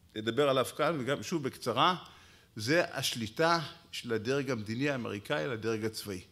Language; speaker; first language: Hebrew; native; Hebrew